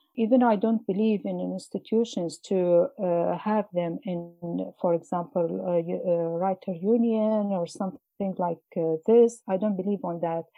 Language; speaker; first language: English; non-native, fluent; Arabic